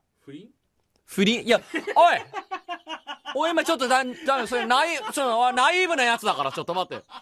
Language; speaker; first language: Japanese; early bilingual, heritage; Japanese